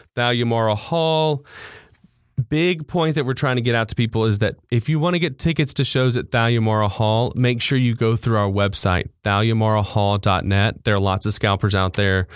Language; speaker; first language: English; native; English